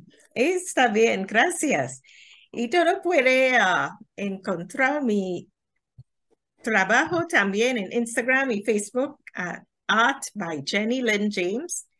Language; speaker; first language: Spanish; non-native, fluent; English